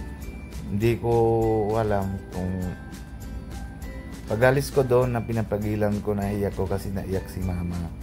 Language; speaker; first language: Filipino; non-native, learner; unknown